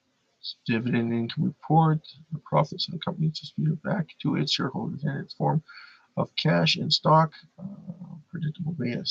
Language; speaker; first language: English; native; English